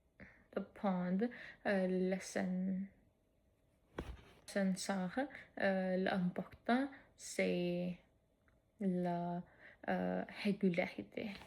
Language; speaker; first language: French; non-native, fluent; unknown